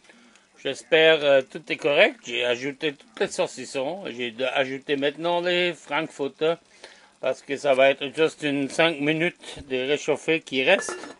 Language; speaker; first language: French; non-native, learner; German